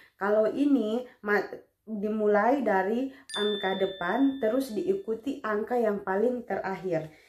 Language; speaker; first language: Indonesian; native; Indonesian